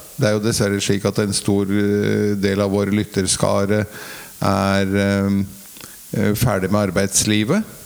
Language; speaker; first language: Norwegian; native; Norwegian